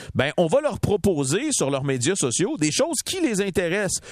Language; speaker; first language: French; native; French